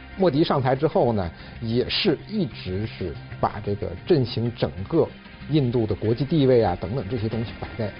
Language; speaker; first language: Chinese; native; Chinese